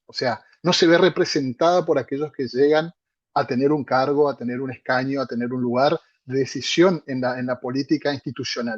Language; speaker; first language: Spanish; native; Spanish